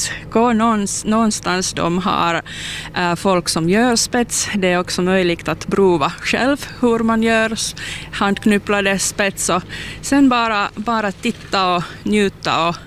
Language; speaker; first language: Swedish; non-native, local second language; Finnish